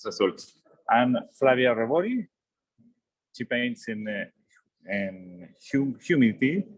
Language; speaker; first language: English; non-native, learner; Spanish